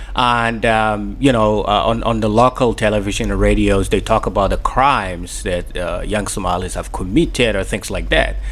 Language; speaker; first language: English; non-native, fluent; Somali